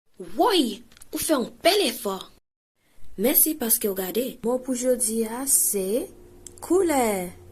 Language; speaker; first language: Haitian Creole; early bilingual, heritage; Haitian Creole